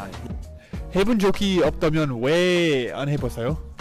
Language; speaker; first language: Korean; non-native, fluent; English